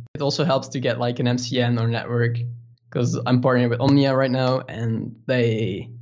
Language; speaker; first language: English; non-native, fluent; Dutch